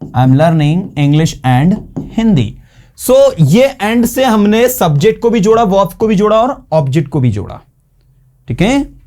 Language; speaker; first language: Hindi; native; Hindi